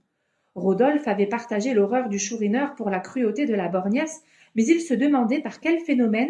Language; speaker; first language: French; native; French